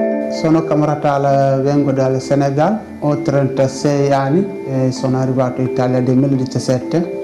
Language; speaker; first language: Italian; non-native, learner; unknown